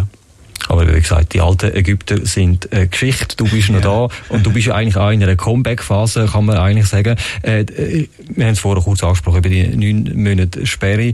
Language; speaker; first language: German; native; German